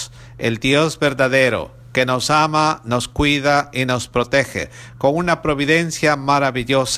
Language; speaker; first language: Spanish; native; Spanish